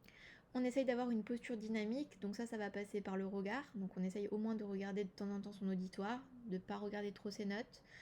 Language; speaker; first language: French; native; French